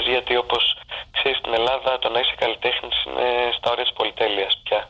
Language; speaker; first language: Greek; native; Greek